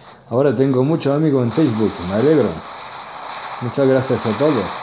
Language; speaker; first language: Spanish; non-native, learner; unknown